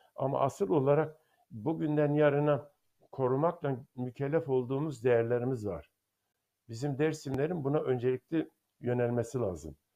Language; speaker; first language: Turkish; non-native, local second language; Zaza